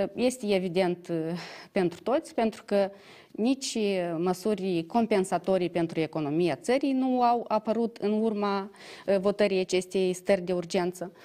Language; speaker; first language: Romanian; native; Romanian